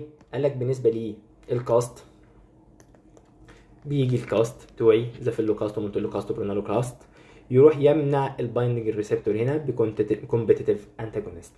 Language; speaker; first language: Arabic; native; Arabic